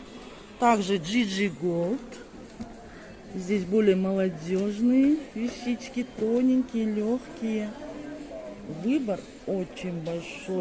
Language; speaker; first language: Russian; native; Russian